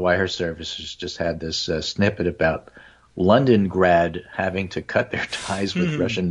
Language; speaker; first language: English; native; English